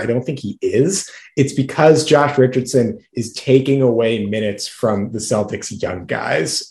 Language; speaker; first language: English; native; English